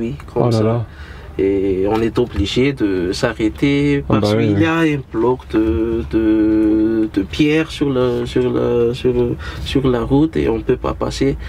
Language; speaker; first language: French; non-native, local second language; Malagasy